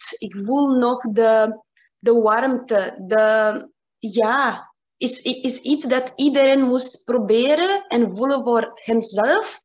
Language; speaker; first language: Dutch; non-native, learner; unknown